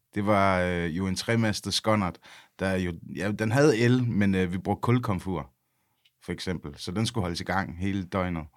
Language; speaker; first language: Danish; early bilingual, other home language; English